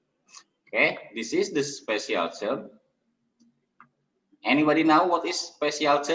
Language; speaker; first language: English; non-native, learner; Indonesian